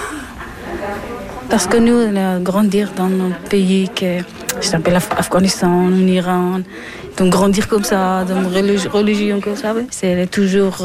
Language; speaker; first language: French; non-native, learner; Persian